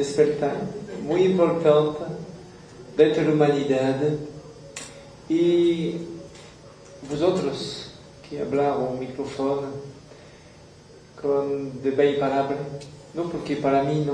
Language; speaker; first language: Spanish; non-native, learner; French